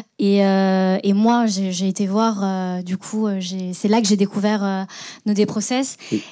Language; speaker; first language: French; native; French